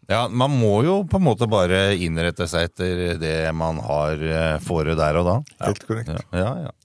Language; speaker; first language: Norwegian; native; Norwegian